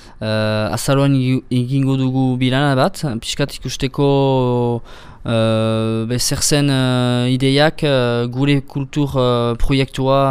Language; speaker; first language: Basque; non-native, local second language; French